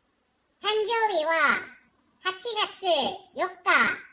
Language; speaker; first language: Japanese; non-native, learner; Korean